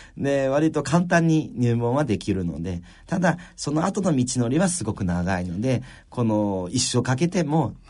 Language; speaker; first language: Japanese; early bilingual, other home language; Chinese